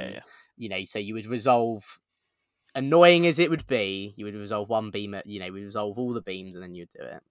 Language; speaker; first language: English; native; English